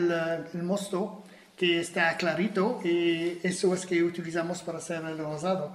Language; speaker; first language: Spanish; non-native, fluent; French